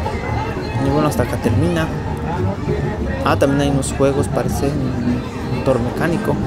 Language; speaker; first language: Spanish; native; Spanish